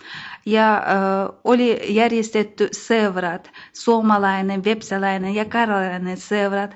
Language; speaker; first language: Finnish; non-native, fluent; Russian